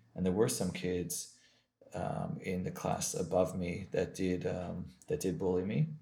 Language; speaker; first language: English; native; English